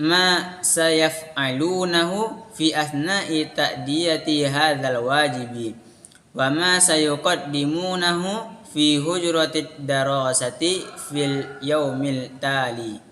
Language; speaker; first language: Arabic; non-native, learner; Indonesian